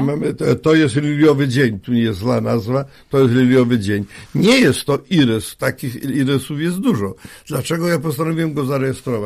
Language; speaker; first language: Polish; native; Polish